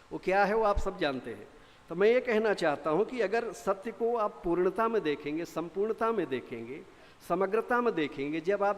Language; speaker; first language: Hindi; native; Hindi